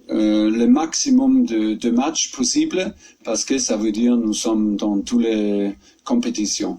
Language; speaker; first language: French; non-native, fluent; German